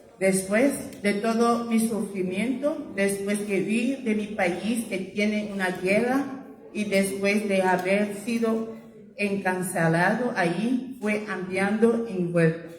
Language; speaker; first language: Spanish; non-native, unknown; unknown